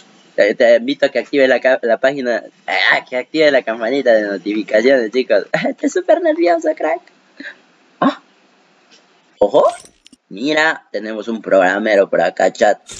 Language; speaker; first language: Spanish; native; Spanish